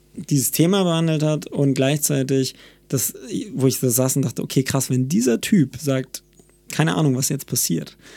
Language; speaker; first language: German; native; German